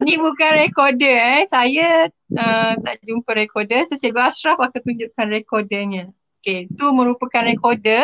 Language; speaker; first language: Malay; native; Malay